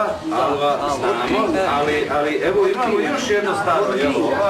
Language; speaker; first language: Bosnian; native; Bosnian